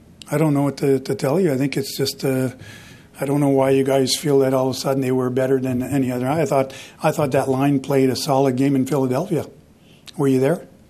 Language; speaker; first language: English; non-native, fluent; French